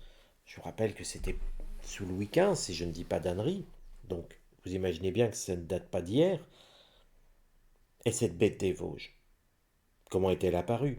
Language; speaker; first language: French; native; French